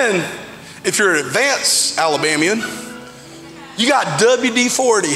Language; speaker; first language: English; native; English